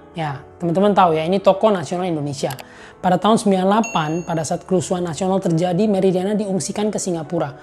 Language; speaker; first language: Indonesian; native; Indonesian